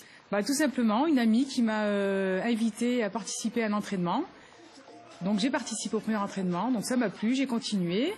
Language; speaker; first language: French; native; French